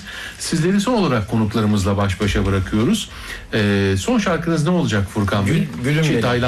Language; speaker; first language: Turkish; native; Turkish